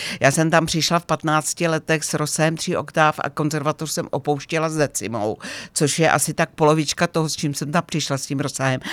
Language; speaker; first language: Czech; native; Czech